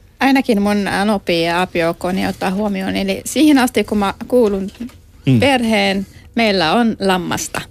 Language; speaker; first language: Finnish; non-native, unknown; Arabic